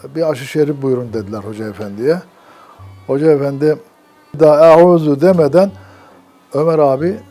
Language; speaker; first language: Turkish; native; Turkish